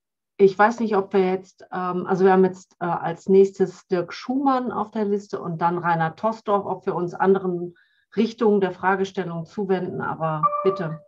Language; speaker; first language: German; native; German